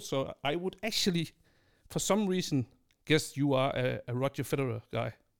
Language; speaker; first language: English; non-native, fluent; Danish